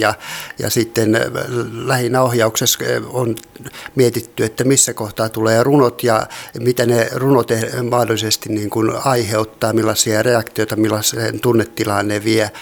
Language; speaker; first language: Finnish; native; Finnish